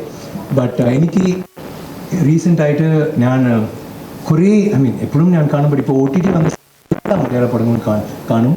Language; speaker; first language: Malayalam; non-native, learner; Tamil